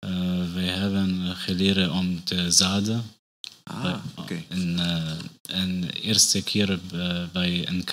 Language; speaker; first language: Dutch; non-native, learner; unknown